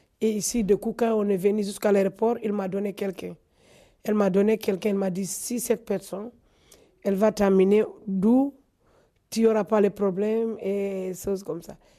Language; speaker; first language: French; non-native, local second language; Fula